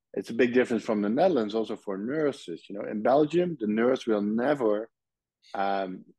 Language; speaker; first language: English; non-native, fluent; Dutch